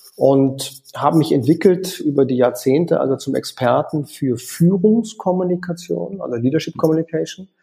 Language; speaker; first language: German; native; German